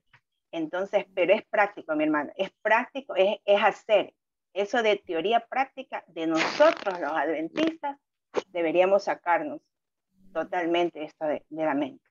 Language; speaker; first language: Spanish; native; Spanish